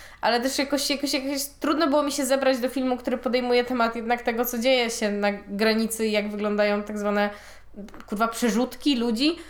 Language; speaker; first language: Polish; native; Polish